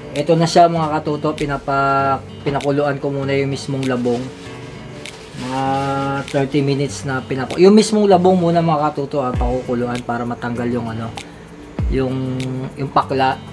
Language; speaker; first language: Filipino; non-native, local second language; Hiligaynon